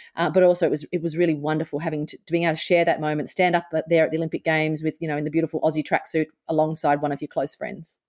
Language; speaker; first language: English; native; English